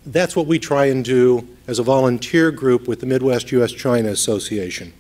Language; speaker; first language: English; native; English